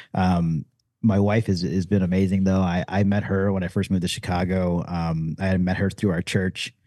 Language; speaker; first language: English; native; English